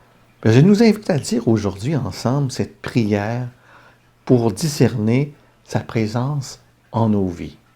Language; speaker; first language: French; native; French